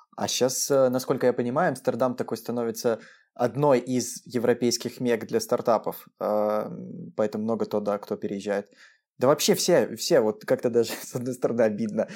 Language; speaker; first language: Russian; native; Russian